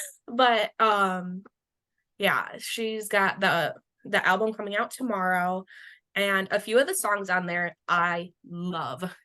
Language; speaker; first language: English; native; English